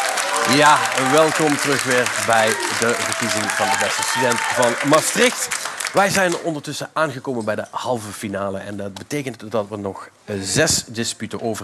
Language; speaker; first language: Dutch; native; Dutch